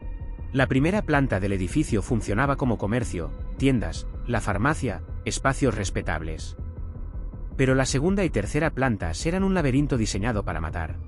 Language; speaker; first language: Spanish; native; Spanish